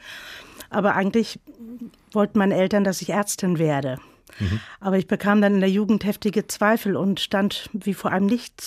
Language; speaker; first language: German; native; German